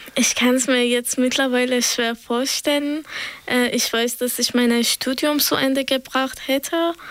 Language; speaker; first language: German; non-native, fluent; Persian